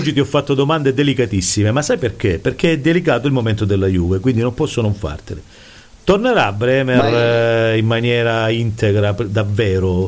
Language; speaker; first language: Italian; native; Italian